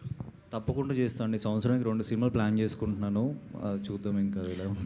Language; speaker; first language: Telugu; native; Telugu